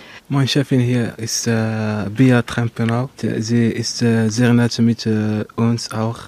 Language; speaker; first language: German; non-native, learner; Arabic